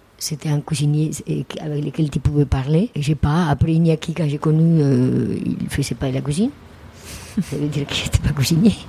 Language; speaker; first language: French; non-native, fluent; Spanish